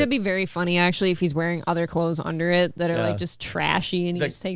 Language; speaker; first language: English; native; English